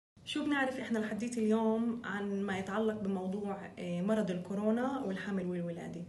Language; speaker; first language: Arabic; native; Arabic